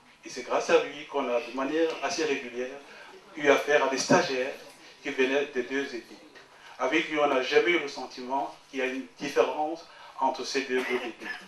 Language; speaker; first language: French; native; French